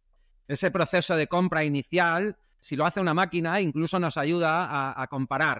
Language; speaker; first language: Spanish; native; Spanish